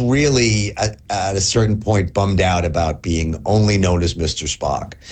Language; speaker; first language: English; native; English